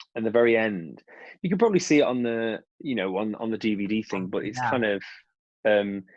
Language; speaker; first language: English; native; English